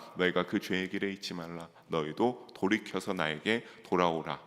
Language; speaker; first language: Korean; native; Korean